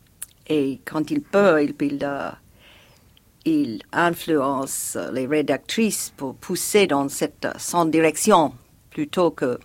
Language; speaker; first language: French; non-native, fluent; English